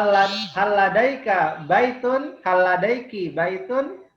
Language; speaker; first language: Arabic; non-native, fluent; Indonesian